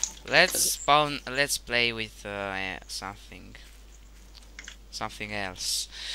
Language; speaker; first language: English; non-native, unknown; Romanian